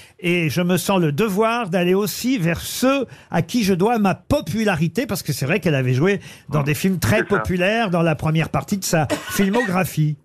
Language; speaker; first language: French; native; French